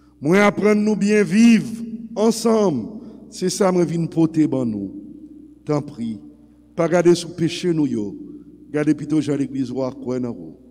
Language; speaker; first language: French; non-native, local second language; Haitian Creole